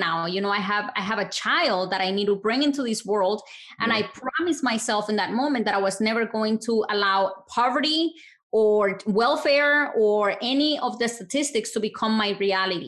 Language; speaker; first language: English; non-native, fluent; Spanish